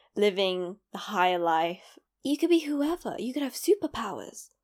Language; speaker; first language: English; native; English